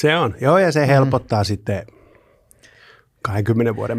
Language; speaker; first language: Finnish; native; Finnish